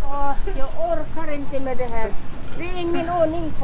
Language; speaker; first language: Swedish; non-native, learner; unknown